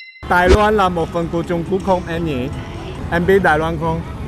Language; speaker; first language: Vietnamese; non-native, learner; Chinese